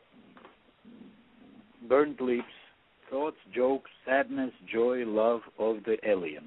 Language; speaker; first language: English; non-native, fluent; Russian